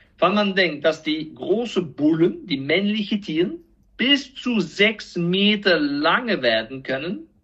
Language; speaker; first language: German; non-native, fluent; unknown